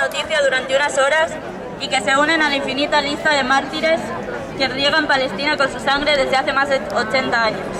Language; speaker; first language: Spanish; native; Spanish